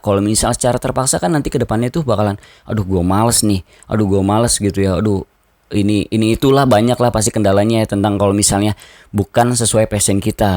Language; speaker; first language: Indonesian; native; Indonesian